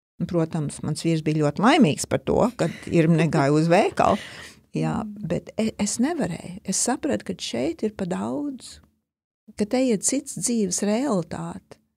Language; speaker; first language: Latvian; early bilingual, heritage; Latvian